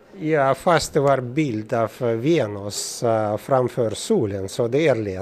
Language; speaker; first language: Swedish; non-native, fluent; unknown